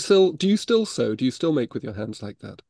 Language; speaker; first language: English; native; English